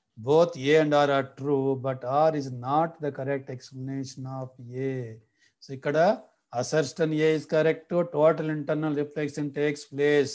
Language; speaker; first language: English; non-native, local second language; Telugu